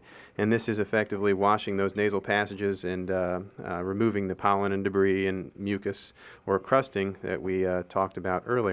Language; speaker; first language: English; native; English